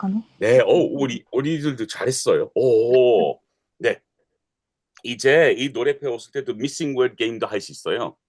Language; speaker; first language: Korean; non-native, learner; English